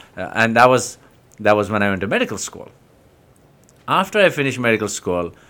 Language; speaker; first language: English; non-native, local second language; Kashmiri